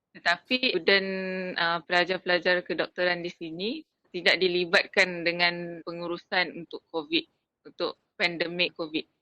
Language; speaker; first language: Malay; native; Malay